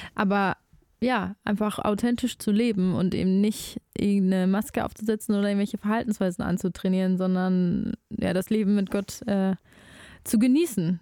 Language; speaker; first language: German; native; German